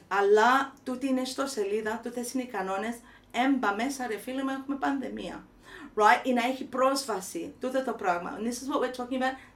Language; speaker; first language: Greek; early bilingual, heritage; Greek